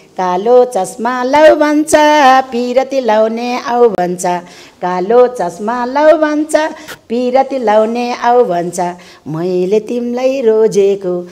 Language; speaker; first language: Nepali; non-native, local second language; Eastern Tamang